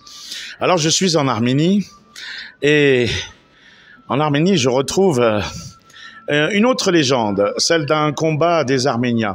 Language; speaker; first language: French; native; French